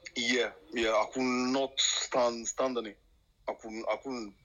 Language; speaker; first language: English; non-native, local second language; French